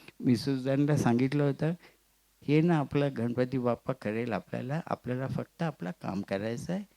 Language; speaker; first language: Marathi; non-native, local second language; Gujarati